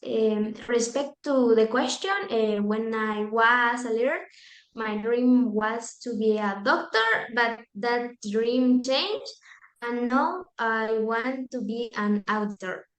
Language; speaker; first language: English; non-native, learner; Spanish